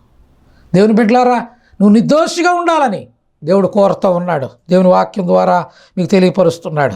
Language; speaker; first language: Telugu; native; Telugu